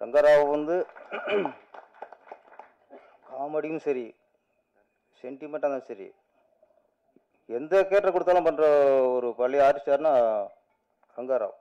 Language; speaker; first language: Tamil; native; Tamil